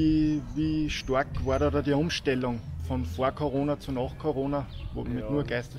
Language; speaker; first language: German; native; German